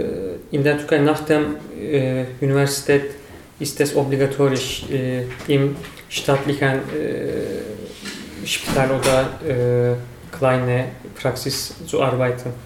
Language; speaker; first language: German; non-native, learner; Turkish